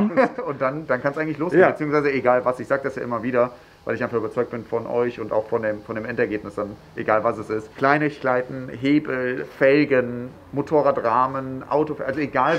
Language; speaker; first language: German; native; German